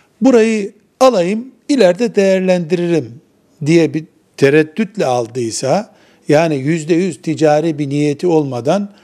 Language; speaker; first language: Turkish; native; Turkish